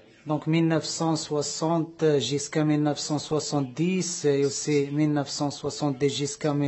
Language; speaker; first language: French; non-native, learner; Arabic